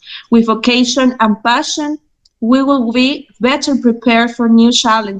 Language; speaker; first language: English; non-native, fluent; Spanish